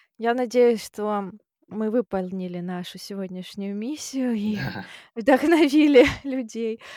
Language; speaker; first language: Russian; native; Russian